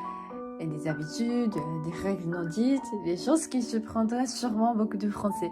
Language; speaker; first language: French; non-native, fluent; Japanese